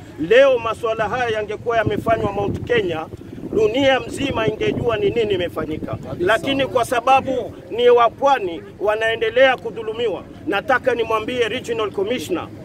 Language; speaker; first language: Swahili; native; Swahili